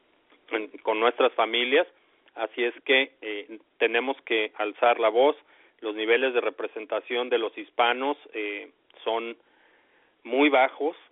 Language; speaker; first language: Spanish; native; Spanish